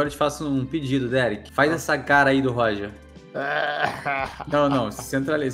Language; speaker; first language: Portuguese; native; Portuguese